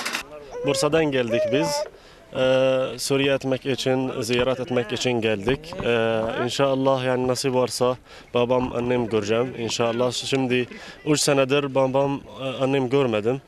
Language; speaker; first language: Turkish; non-native, learner; Arabic